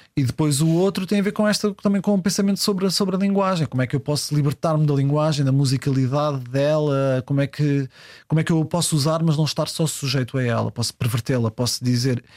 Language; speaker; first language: Portuguese; early bilingual, heritage; Portuguese